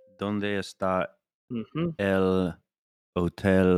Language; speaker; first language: Spanish; non-native, learner; English